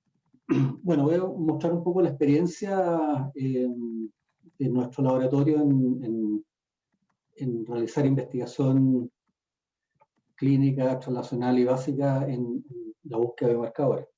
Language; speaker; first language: Spanish; native; Spanish